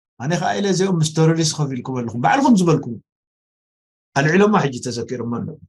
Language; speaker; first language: Tigrinya; non-native, local second language; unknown